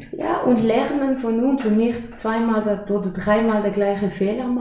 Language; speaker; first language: German; non-native, fluent; French